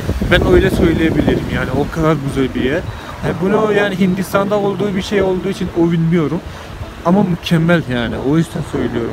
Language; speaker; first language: Turkish; non-native, fluent; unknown